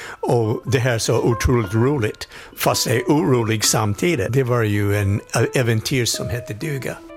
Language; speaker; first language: Swedish; non-native, fluent; English